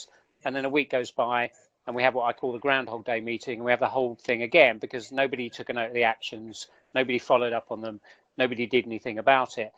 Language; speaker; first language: English; native; English